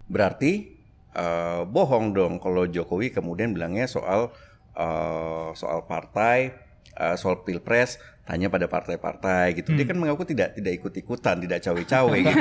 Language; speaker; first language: Indonesian; native; Indonesian